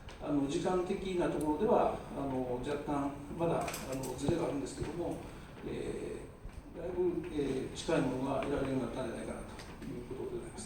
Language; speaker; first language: Japanese; native; Japanese